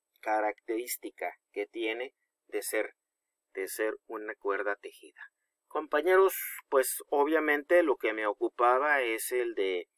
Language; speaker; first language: Spanish; native; Spanish